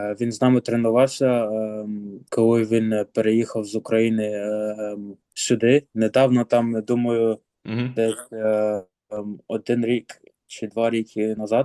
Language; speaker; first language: Ukrainian; early bilingual, heritage; Ukrainian